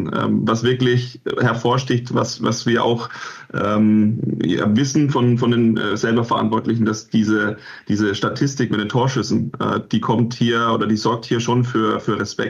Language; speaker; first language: German; native; German